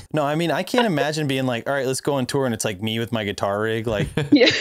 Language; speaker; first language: English; native; English